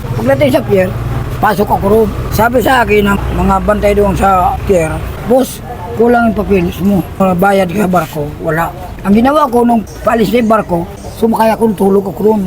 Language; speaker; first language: Filipino; non-native, local second language; Waray